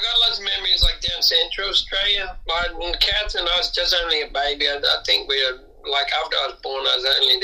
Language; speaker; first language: English; native; English